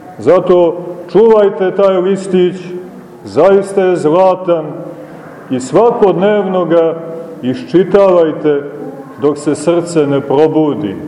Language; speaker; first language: Serbian; native; Serbian